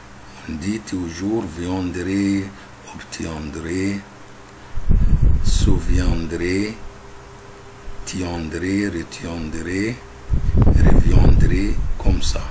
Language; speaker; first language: French; non-native, fluent; Arabic